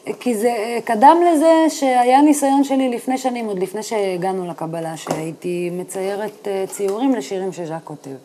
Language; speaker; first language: Hebrew; native; Hebrew